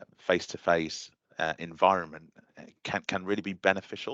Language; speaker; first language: English; native; English